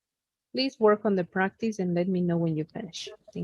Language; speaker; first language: English; non-native, fluent; Spanish